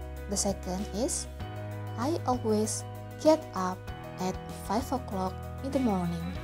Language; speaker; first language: English; non-native, fluent; Indonesian